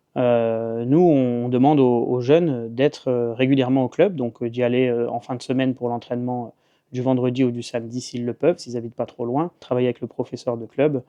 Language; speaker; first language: French; native; French